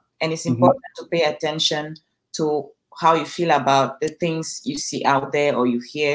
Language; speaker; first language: English; non-native, local second language; French